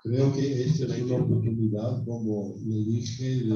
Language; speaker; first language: Spanish; non-native, fluent; English